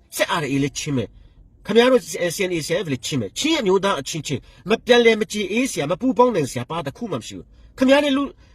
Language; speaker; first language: Burmese; non-native, local second language; Hakha Chin